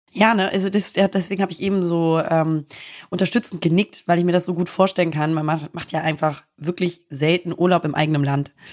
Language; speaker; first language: German; native; German